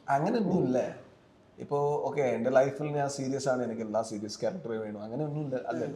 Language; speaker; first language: Malayalam; non-native, learner; Kannada